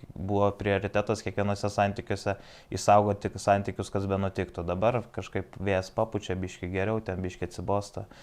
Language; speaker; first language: Lithuanian; native; Lithuanian